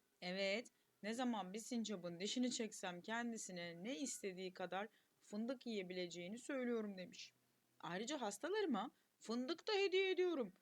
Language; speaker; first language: Turkish; native; Turkish